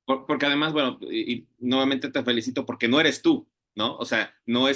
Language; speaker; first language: Spanish; native; Spanish